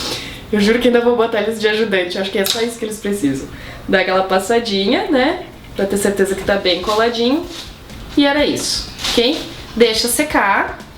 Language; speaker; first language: Portuguese; native; Portuguese